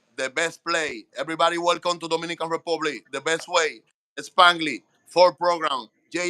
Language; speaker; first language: English; non-native, learner; Spanish